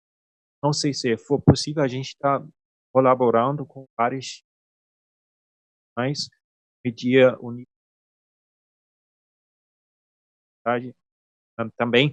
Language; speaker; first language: Portuguese; non-native, fluent; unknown